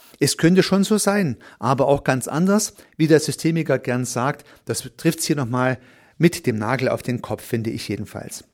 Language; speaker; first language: German; native; German